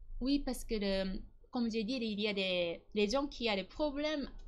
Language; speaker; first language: French; non-native, learner; Japanese